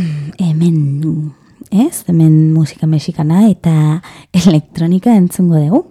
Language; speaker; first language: Basque; non-native, learner; Spanish